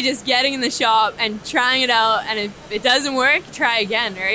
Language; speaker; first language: English; native; English